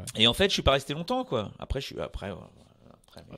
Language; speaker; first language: French; native; French